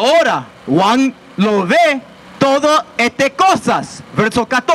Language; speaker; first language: Spanish; non-native, learner; English